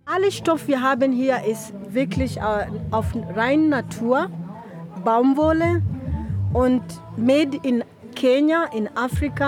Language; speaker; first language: German; non-native, learner; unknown